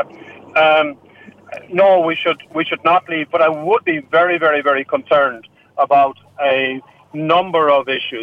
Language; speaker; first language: English; non-native, local second language; Irish